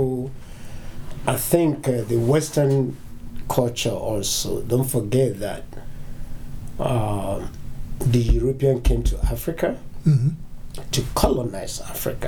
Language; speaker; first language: English; non-native, local second language; Yoruba